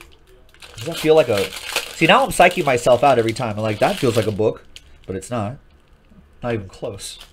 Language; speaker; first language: English; native; English